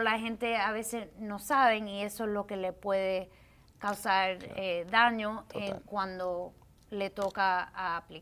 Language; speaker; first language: Spanish; early bilingual, heritage; Spanish